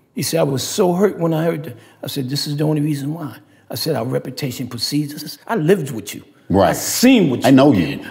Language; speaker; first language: English; native; English